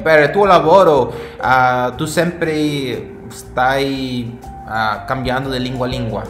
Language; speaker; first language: Italian; non-native, fluent; English